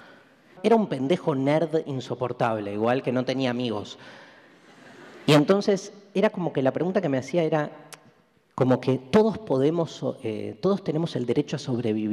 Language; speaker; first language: Spanish; native; Spanish